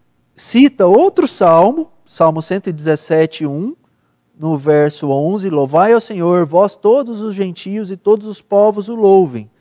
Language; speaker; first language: Portuguese; native; Portuguese